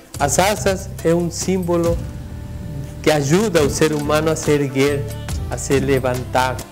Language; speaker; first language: Portuguese; non-native, fluent; Spanish